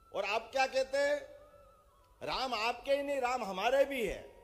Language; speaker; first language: Hindi; native; Hindi